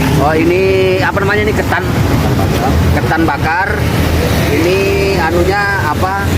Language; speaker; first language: Indonesian; native; Indonesian